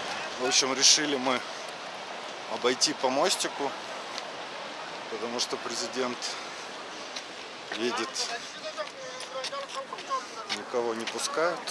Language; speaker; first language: Russian; native; Russian